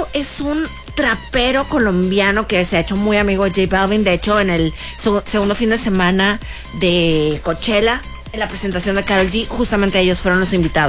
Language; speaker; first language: Spanish; native; Spanish